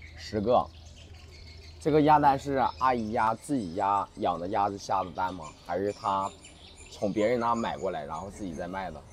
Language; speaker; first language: Chinese; native; Chinese